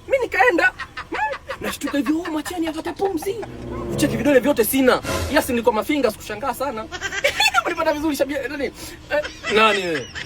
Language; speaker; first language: Swahili; native; Swahili